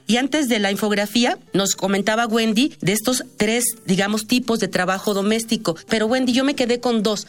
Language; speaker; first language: Spanish; native; Spanish